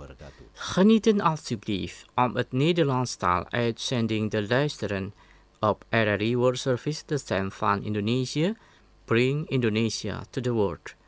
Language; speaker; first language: Dutch; non-native, learner; Indonesian